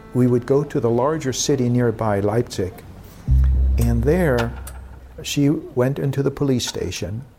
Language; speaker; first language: English; early bilingual, other home language; German